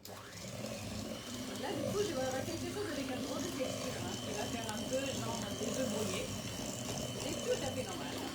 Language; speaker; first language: French; non-native, fluent; English